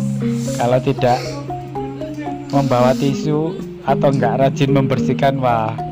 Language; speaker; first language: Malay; non-native, local second language; Javanese